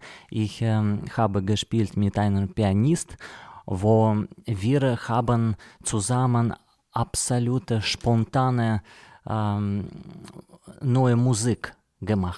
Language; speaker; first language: German; non-native, learner; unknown